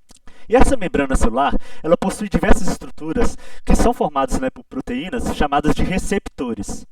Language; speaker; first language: Portuguese; native; Portuguese